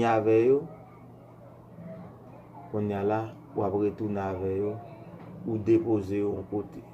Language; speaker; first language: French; non-native, learner; Haitian Creole